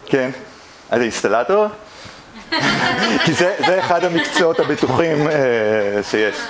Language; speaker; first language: Hebrew; native; Hebrew